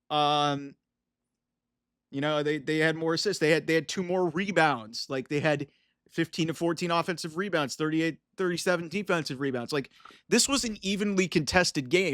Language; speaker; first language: English; native; English